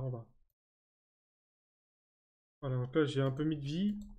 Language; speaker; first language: French; native; French